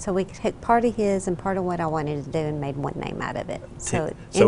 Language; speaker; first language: English; native; English